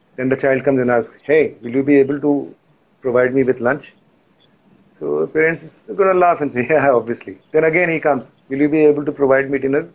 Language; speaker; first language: English; non-native, local second language; Hindi